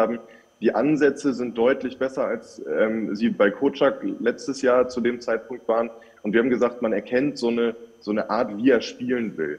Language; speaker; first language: German; native; German